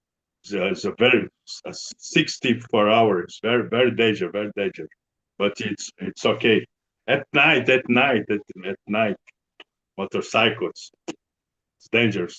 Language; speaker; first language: English; non-native, learner; Portuguese